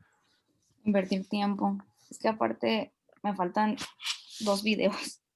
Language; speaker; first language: Spanish; native; Spanish